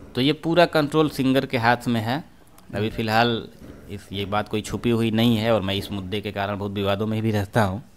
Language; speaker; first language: Hindi; native; Hindi